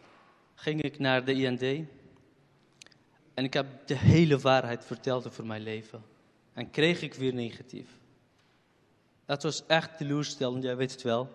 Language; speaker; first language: Dutch; non-native, fluent; Kurdish